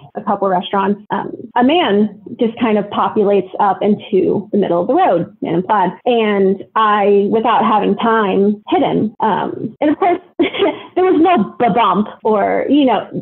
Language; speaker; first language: English; native; English